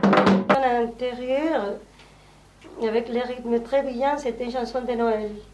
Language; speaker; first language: French; non-native, learner; Spanish